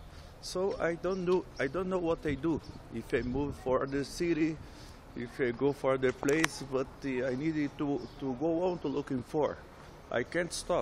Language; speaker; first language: English; non-native, learner; Portuguese